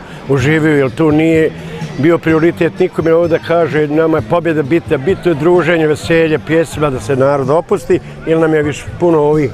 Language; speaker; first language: Bosnian; native; Bosnian